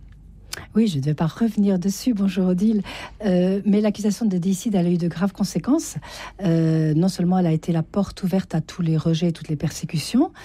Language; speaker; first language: French; native; French